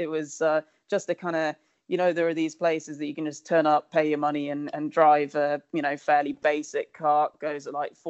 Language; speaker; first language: English; native; English